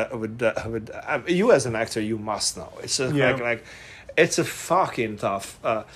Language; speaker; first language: English; non-native, fluent; Hungarian